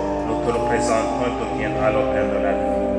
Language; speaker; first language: French; native; French